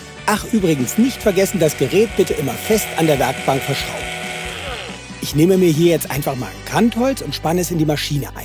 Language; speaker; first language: German; native; German